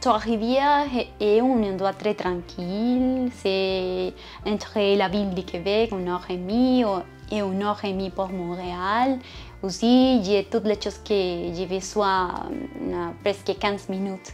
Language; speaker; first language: French; non-native, learner; Spanish